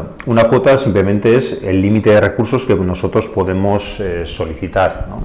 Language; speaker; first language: Spanish; native; Spanish